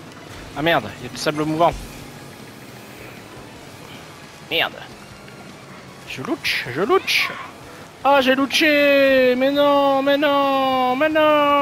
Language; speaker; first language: French; native; French